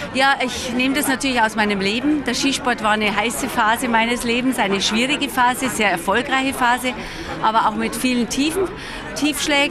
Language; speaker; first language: German; native; German